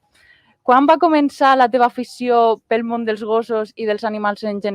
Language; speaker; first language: Catalan; native; Catalan